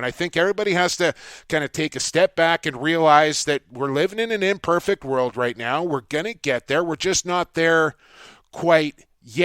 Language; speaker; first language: English; native; English